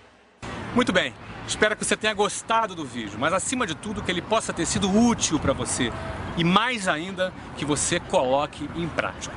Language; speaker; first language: Portuguese; native; Portuguese